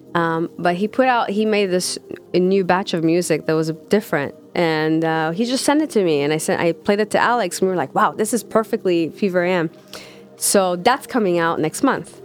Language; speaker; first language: English; non-native, fluent; Hebrew